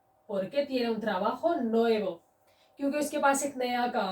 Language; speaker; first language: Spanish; non-native, learner; Urdu